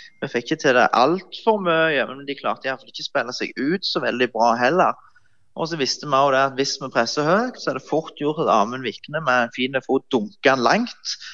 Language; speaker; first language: Norwegian; native; Norwegian